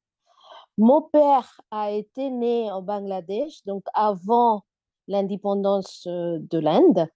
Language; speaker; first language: French; non-native, fluent; Bangla